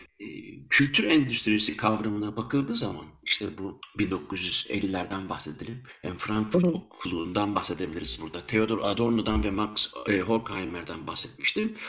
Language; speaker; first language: Turkish; early bilingual, heritage; Turkish